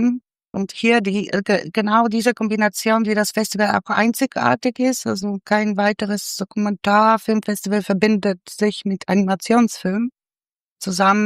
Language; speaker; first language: German; non-native, fluent; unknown